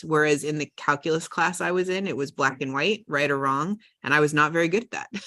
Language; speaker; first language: English; native; English